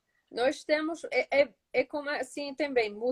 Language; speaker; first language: Portuguese; non-native, learner; English